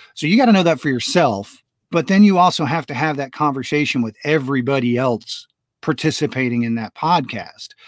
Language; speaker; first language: English; native; English